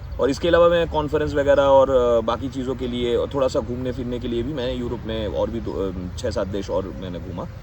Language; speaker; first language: Hindi; non-native, local second language; Bangla